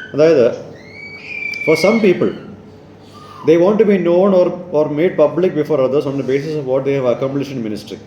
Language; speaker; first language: English; non-native, local second language; Malayalam